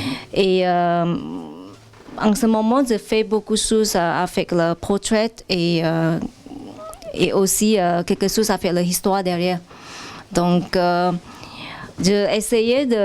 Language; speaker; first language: French; non-native, fluent; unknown